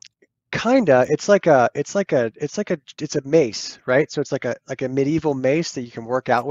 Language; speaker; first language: English; native; English